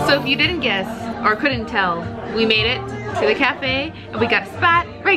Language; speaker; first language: English; native; English